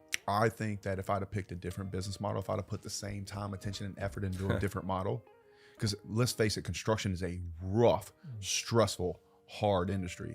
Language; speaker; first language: English; native; English